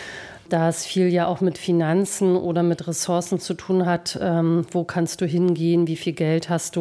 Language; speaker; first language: German; native; German